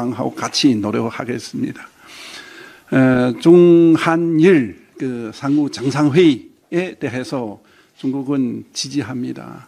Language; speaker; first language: Korean; non-native, fluent; Chinese